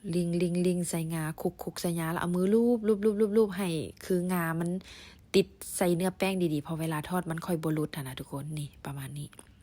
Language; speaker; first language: Thai; native; Thai